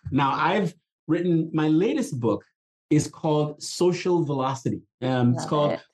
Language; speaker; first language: English; non-native, local second language; Igbo